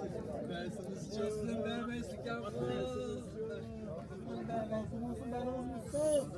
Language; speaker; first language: Chinese; non-native, local second language; Kazakh